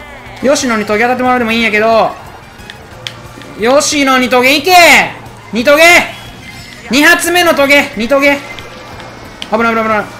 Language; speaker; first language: Japanese; native; Japanese